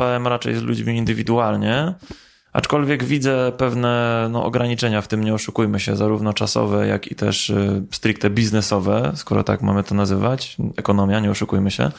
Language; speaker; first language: Polish; native; Polish